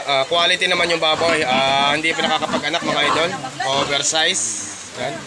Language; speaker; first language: Filipino; native; Filipino